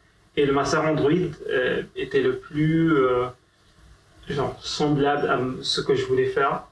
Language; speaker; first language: French; non-native, fluent; Arabic